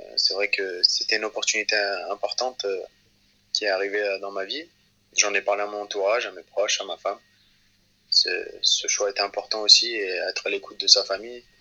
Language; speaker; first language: French; early bilingual, other home language; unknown